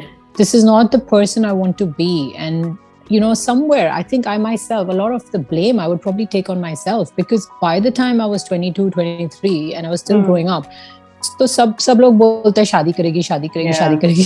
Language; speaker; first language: English; non-native, local second language; Hindi